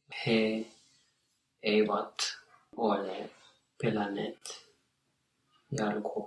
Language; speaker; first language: Finnish; non-native, learner; English